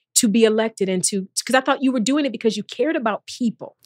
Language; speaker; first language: English; native; English